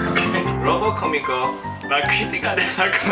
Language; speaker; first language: Spanish; non-native, learner; English